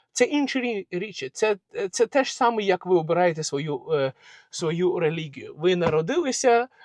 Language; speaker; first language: Ukrainian; non-native, local second language; Russian